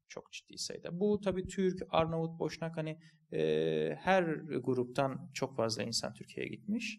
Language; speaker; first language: Turkish; native; Turkish